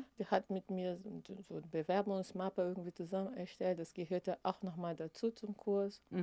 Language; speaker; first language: German; non-native, fluent; Portuguese